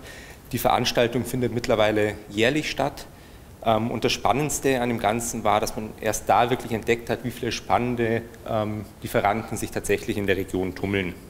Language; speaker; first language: German; native; German